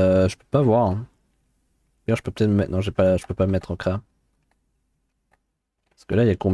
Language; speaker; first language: French; native; French